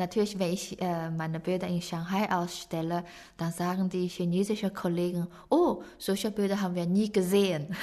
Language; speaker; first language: German; non-native, fluent; Chinese